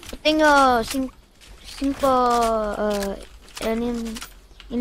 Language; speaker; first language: Spanish; non-native, learner; English